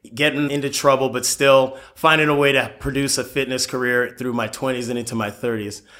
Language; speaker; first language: English; native; English